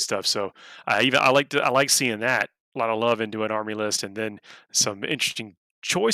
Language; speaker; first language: English; native; English